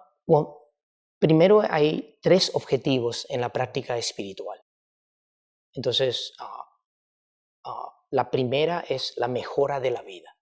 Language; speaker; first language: Spanish; non-native, fluent; Chinese